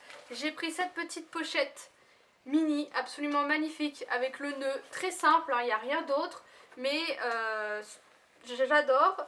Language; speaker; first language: French; native; French